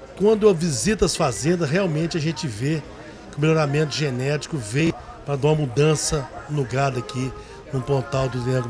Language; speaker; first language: Portuguese; native; Portuguese